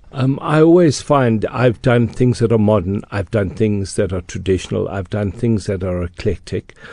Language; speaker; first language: English; native; English